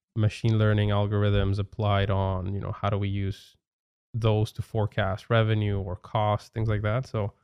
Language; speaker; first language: English; non-native, fluent; Spanish